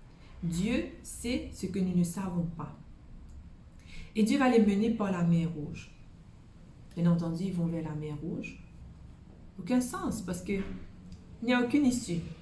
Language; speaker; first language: French; native; French